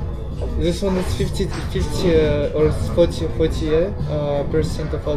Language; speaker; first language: English; non-native, learner; Russian